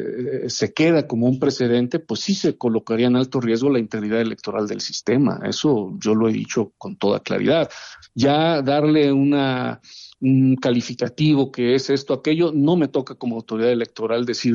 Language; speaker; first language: Spanish; native; Spanish